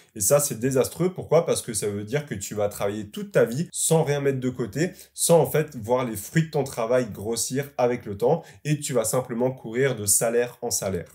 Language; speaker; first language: French; native; French